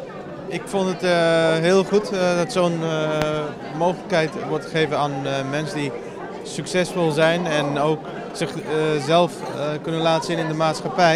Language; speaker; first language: Dutch; early bilingual, other home language; Turkish